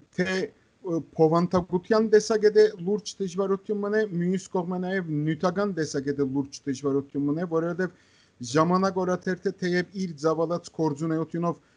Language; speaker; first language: Armenian; native; Armenian